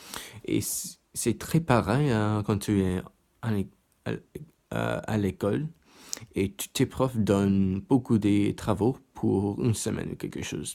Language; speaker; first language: French; non-native, learner; English